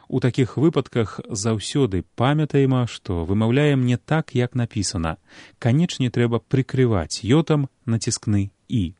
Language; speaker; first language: Belarusian; native; Belarusian